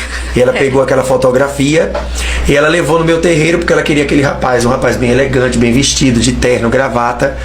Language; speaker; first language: Portuguese; native; Portuguese